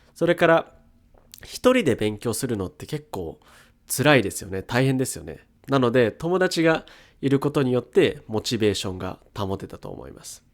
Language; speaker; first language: Japanese; native; Japanese